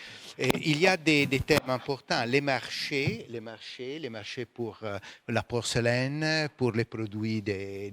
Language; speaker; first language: French; non-native, fluent; Italian